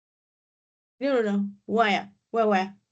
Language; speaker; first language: English; non-native, learner; Vietnamese